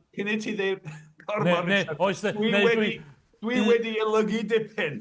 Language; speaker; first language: Welsh; native; Welsh